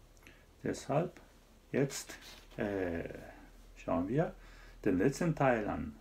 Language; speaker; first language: German; non-native, fluent; Japanese